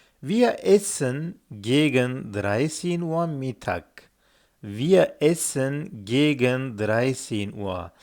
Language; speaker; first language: German; non-native, fluent; Turkish